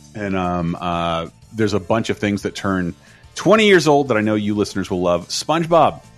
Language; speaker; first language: English; native; English